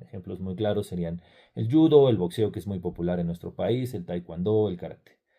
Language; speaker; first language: Spanish; native; Spanish